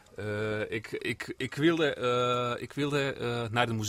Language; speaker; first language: Dutch; non-native, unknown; Serbian